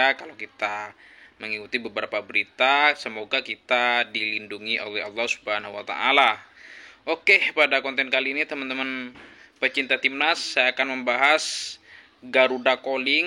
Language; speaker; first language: Indonesian; native; Indonesian